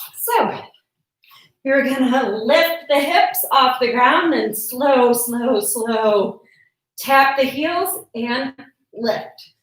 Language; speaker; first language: English; native; English